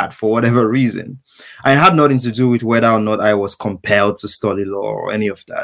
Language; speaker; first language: English; non-native, local second language; Igbo